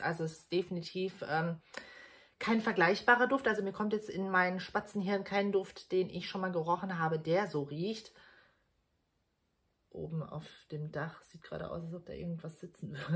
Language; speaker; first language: German; native; German